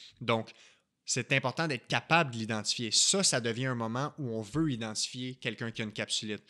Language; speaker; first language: French; native; French